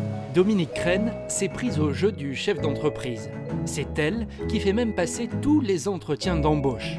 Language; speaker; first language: French; native; French